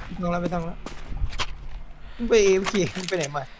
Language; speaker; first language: Thai; native; Thai